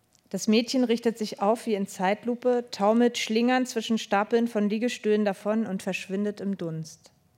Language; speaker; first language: German; native; German